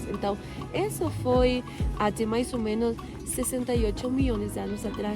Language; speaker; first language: Portuguese; non-native, fluent; Spanish